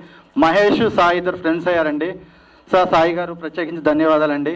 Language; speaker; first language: Telugu; native; Telugu